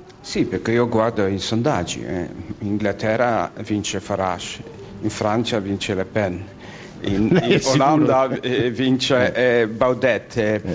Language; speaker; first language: Italian; non-native, fluent; Polish